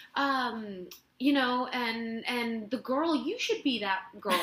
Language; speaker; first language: English; non-native, fluent; Spanish